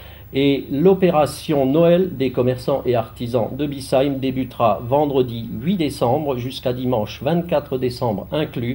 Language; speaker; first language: French; native; French